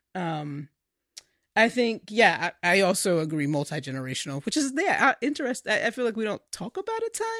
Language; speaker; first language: English; native; English